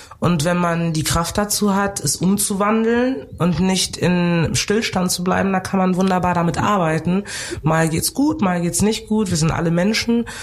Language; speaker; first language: German; early bilingual, other home language; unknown